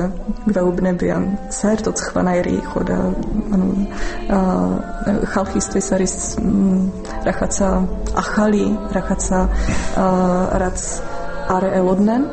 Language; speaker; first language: Georgian; non-native, fluent; Czech